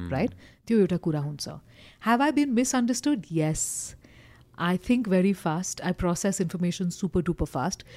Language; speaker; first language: English; non-native, local second language; Hindi